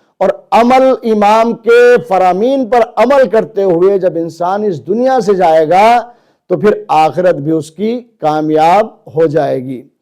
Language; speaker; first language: Urdu; native; Urdu